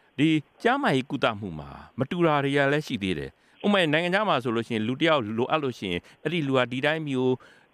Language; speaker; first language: Burmese; native; Burmese